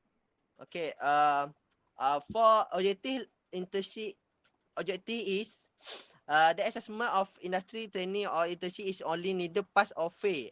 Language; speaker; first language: English; non-native, local second language; Malay